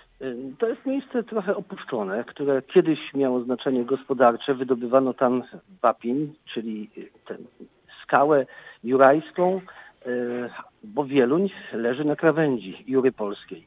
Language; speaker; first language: Polish; native; Polish